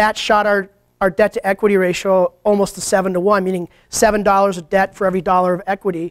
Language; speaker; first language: English; native; English